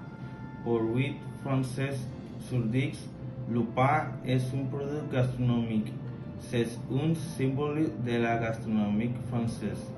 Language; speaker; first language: French; non-native, learner; Spanish